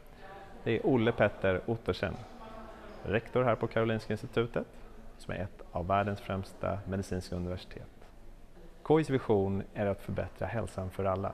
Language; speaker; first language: Swedish; native; Swedish